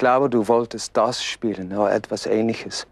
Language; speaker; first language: German; non-native, learner; English